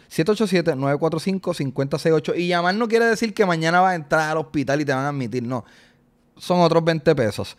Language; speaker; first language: Spanish; native; Spanish